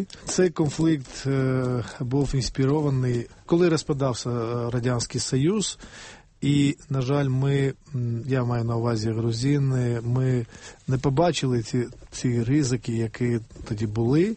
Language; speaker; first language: Ukrainian; non-native, fluent; Georgian